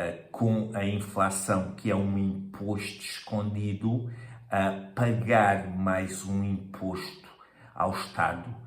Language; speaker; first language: Portuguese; native; Portuguese